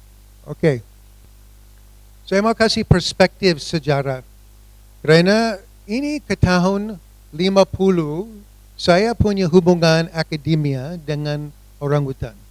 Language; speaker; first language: Indonesian; non-native, fluent; English